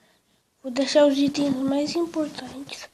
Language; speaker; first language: Portuguese; native; Portuguese